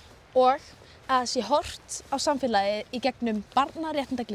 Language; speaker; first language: Icelandic; native; Icelandic